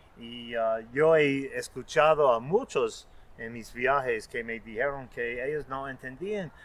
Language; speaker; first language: Spanish; non-native, fluent; English